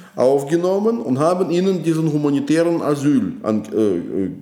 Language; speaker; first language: German; non-native, fluent; Russian